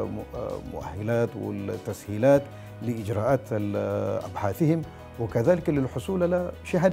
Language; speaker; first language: Arabic; non-native, fluent; Malay